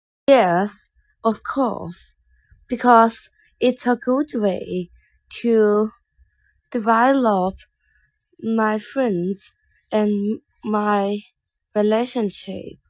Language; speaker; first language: English; non-native, learner; Chinese